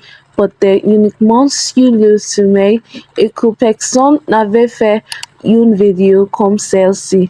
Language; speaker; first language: French; non-native, learner; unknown